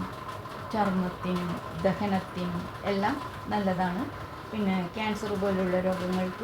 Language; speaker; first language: Malayalam; native; Malayalam